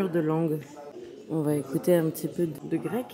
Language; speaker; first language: French; native; French